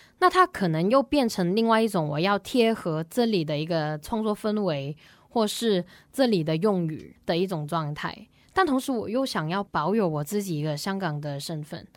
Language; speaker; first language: Chinese; non-native, local second language; Cantonese